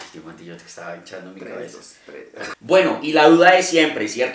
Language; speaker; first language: Spanish; native; Spanish